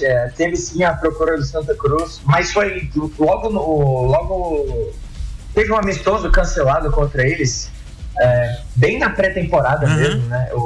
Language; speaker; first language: Portuguese; native; Portuguese